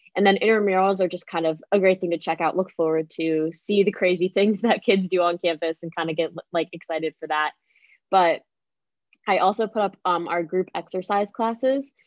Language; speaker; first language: English; native; English